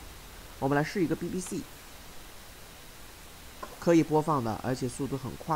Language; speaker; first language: Chinese; native; Chinese